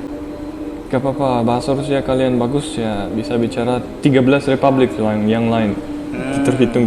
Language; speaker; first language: Indonesian; non-native, fluent; Turkmen